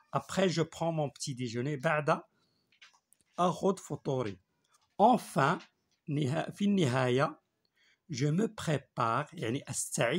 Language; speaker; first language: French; non-native, local second language; Arabic